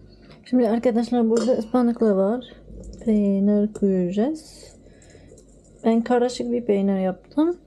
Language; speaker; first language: Turkish; non-native, learner; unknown